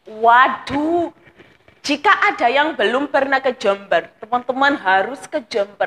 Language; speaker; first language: Indonesian; non-native, fluent; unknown